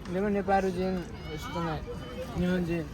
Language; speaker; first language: Japanese; non-native, learner; Nepali